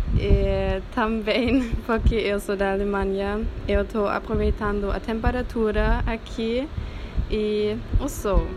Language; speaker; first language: Portuguese; non-native, fluent; German